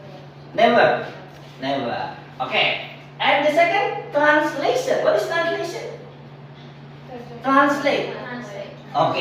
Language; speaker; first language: English; non-native, fluent; Indonesian